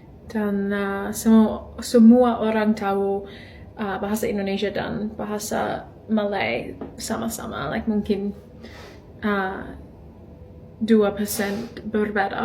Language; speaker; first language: Indonesian; non-native, fluent; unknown